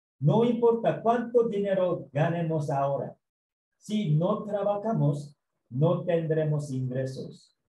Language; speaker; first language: Spanish; non-native, learner; Korean